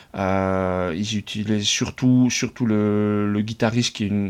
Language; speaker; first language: French; native; French